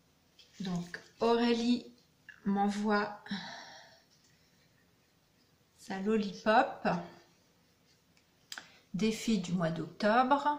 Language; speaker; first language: French; native; French